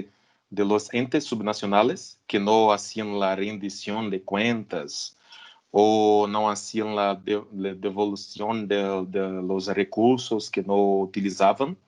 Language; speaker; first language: Spanish; non-native, fluent; Portuguese